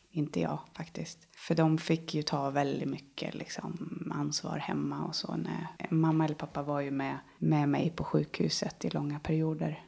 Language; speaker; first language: Swedish; native; Swedish